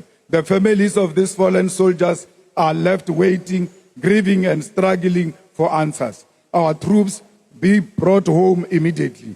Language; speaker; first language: English; non-native, local second language; Northern Sotho